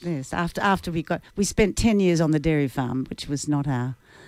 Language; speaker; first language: English; native; English